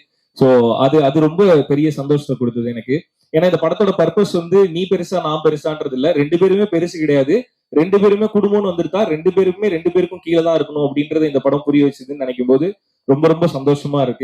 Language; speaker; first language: Tamil; native; Tamil